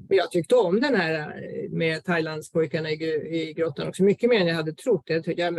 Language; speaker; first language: Swedish; native; Swedish